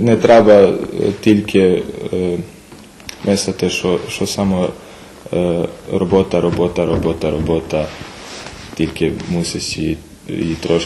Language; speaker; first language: Ukrainian; early bilingual, heritage; Ukrainian